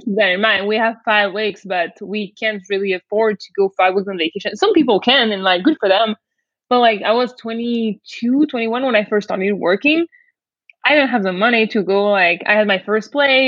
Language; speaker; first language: English; non-native, fluent; French